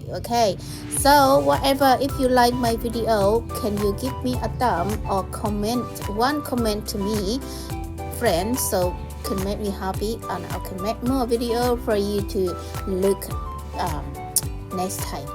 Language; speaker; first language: English; non-native, learner; Thai